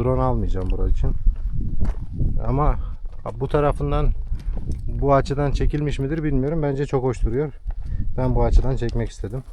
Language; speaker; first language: Turkish; native; Turkish